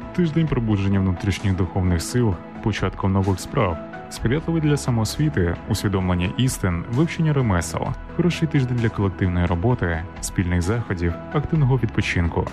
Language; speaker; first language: Ukrainian; native; Ukrainian